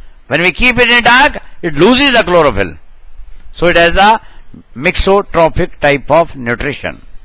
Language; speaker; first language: English; non-native, local second language; Hindi